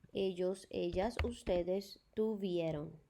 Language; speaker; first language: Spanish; non-native, fluent; English